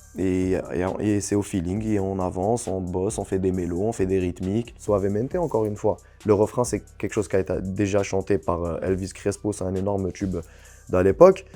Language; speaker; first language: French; non-native, local second language; Arabic